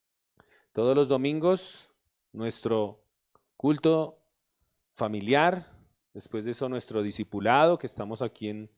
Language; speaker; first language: Spanish; native; Spanish